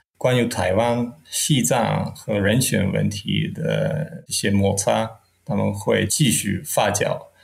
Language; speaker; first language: Chinese; non-native, fluent; Czech